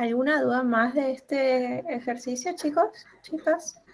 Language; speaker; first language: Spanish; native; Spanish